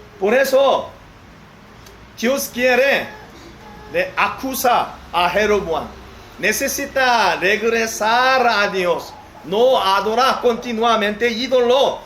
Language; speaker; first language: Spanish; non-native, learner; Korean